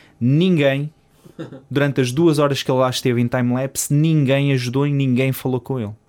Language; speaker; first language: Portuguese; native; Portuguese